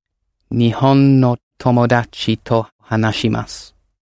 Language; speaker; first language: Japanese; non-native, learner; English